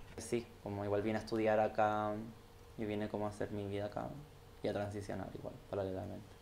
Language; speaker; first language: Spanish; native; Spanish